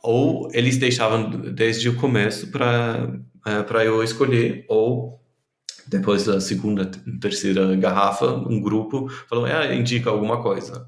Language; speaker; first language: Portuguese; non-native, fluent; German